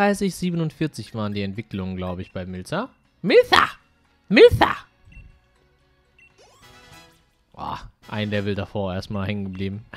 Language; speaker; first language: German; native; German